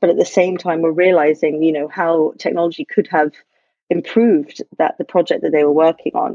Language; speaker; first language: English; native; English